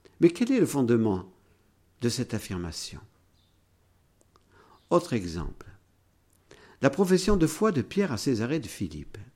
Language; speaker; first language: French; native; French